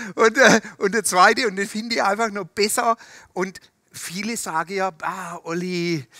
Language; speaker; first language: German; native; German